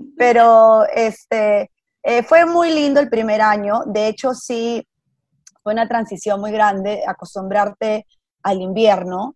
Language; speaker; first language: Spanish; native; Spanish